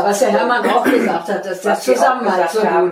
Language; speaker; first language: German; native; German